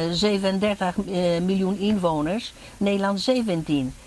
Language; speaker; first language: Dutch; non-native, fluent; Polish